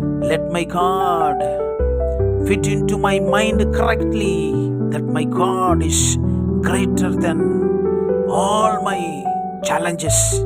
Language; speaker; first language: English; non-native, local second language; Tamil